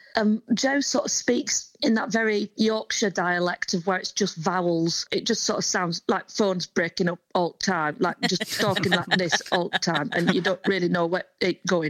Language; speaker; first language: English; native; English